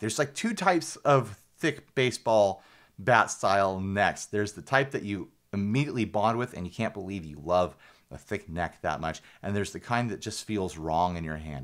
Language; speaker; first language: English; native; English